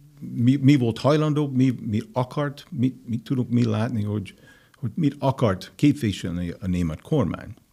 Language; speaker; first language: Hungarian; non-native, fluent; English